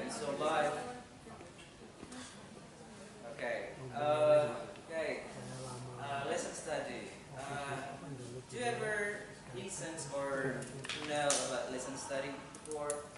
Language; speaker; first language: English; non-native, fluent; Indonesian